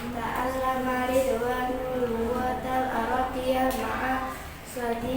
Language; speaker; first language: Arabic; non-native, learner; Indonesian